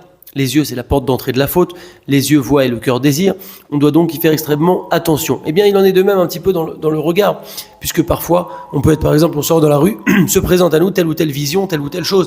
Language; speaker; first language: French; native; French